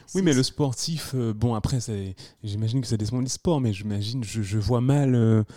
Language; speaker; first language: French; native; French